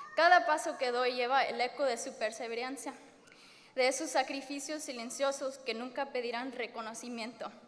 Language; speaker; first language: Spanish; early bilingual, heritage; Spanish